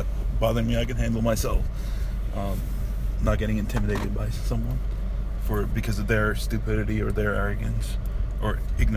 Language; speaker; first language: English; early bilingual, other home language; Urdu